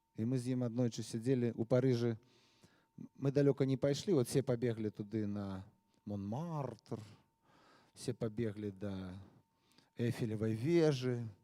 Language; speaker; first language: Belarusian; non-native, local second language; Russian